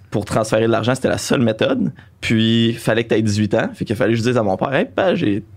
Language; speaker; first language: French; native; French